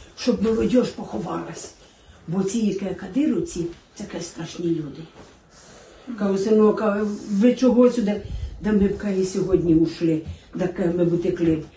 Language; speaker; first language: Ukrainian; native; Ukrainian